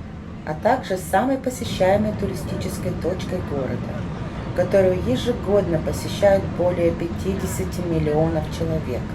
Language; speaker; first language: Russian; native; Russian